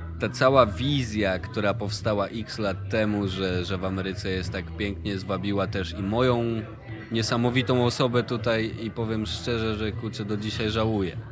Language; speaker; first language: Polish; native; Polish